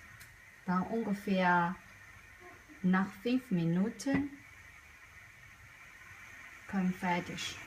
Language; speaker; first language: German; non-native, learner; Chinese